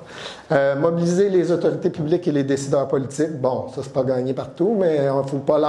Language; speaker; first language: French; native; French